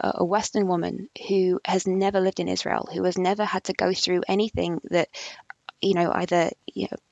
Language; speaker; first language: English; native; English